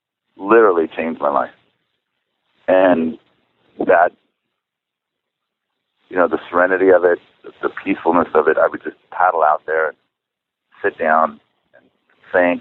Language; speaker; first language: English; early bilingual, other home language; Czech